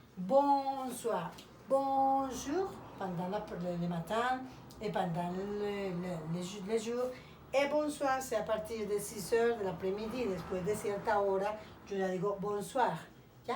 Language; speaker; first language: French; non-native, fluent; Spanish